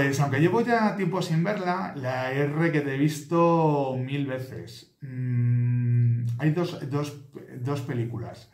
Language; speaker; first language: Spanish; native; Spanish